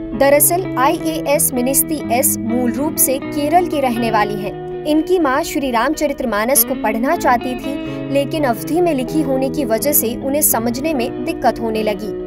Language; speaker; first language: Hindi; native; Hindi